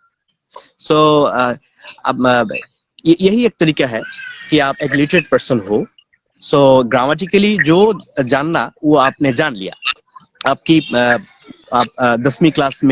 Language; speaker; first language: Hindi; non-native, learner; Bangla